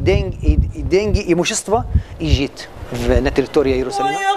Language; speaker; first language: Russian; non-native, learner; Arabic